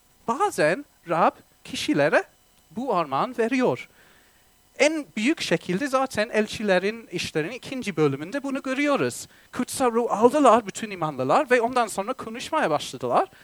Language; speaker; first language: Turkish; non-native, fluent; English